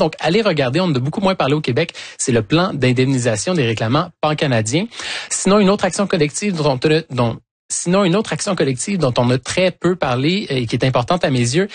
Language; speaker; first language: French; native; French